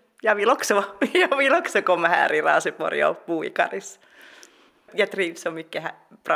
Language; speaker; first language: Swedish; non-native, local second language; Finnish